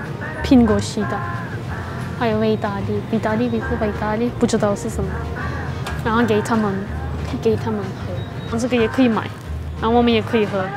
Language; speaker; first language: Chinese; non-native, fluent; Turkish